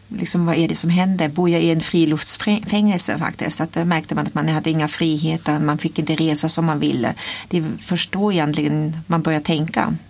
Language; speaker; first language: Swedish; non-native, fluent; German